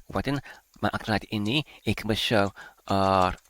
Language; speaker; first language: Welsh; non-native, learner; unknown